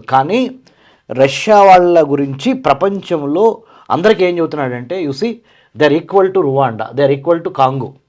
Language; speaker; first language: Telugu; native; Telugu